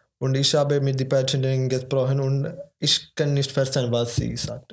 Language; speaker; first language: German; non-native, learner; Malayalam